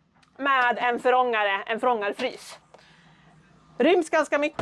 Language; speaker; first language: Swedish; native; Swedish